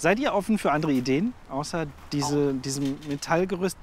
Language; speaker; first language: German; native; German